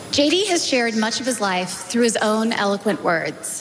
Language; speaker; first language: English; native; English